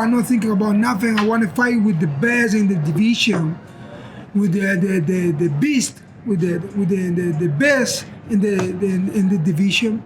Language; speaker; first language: English; non-native, learner; Spanish